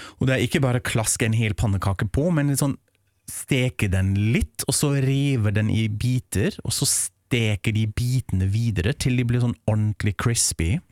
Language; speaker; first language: Norwegian; non-native, fluent; German